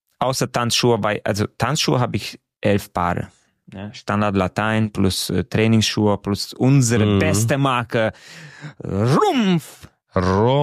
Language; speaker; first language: German; non-native, fluent; Romanian